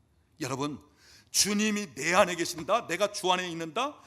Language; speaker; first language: Korean; native; Korean